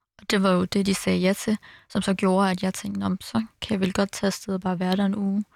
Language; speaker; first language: Danish; early bilingual, other home language; Arabic